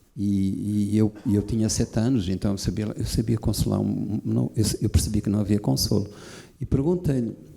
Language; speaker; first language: Portuguese; native; Portuguese